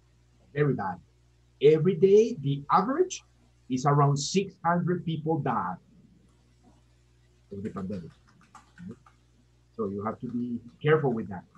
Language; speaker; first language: English; non-native, fluent; Spanish